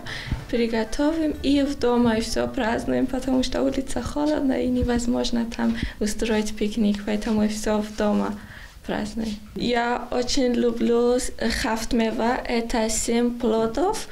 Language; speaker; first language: Russian; non-native, learner; Persian